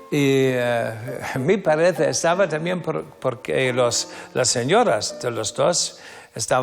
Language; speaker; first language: Spanish; non-native, learner; German